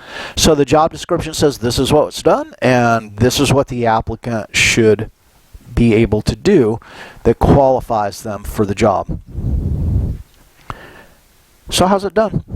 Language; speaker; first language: English; native; English